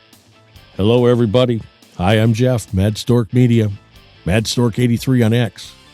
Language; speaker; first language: English; native; English